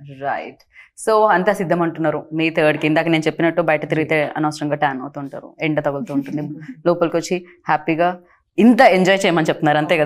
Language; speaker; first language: Telugu; native; Telugu